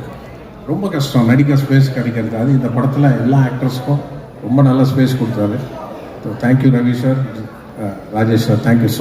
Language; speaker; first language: Tamil; non-native, fluent; Telugu